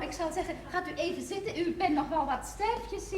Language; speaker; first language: Dutch; native; Dutch